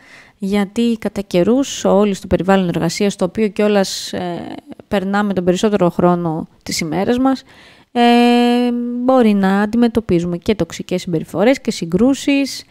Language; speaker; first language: Greek; native; Greek